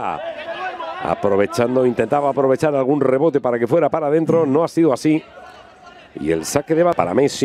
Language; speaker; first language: Spanish; native; Spanish